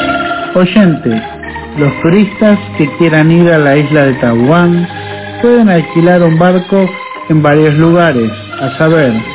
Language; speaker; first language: Spanish; non-native, fluent; Indonesian